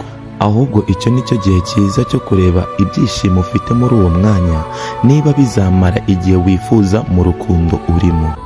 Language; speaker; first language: Kinyarwanda; native; Kinyarwanda